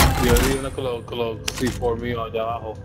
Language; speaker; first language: Spanish; native; Spanish